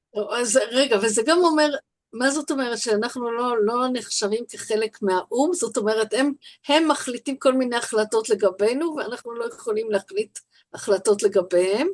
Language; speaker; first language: Hebrew; non-native, fluent; French